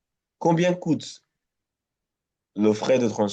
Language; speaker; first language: French; non-native, fluent; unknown